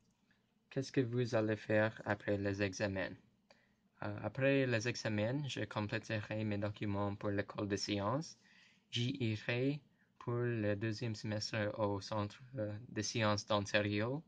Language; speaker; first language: French; non-native, learner; English